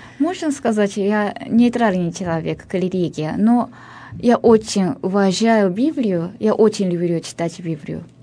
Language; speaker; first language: Russian; non-native, fluent; Japanese